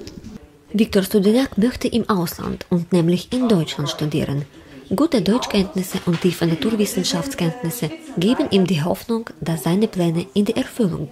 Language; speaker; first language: German; non-native, fluent; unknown